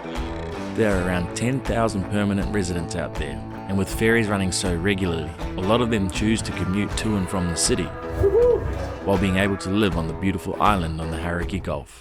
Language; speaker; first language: English; native; English